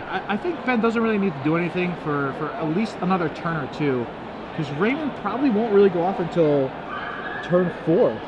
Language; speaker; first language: English; native; English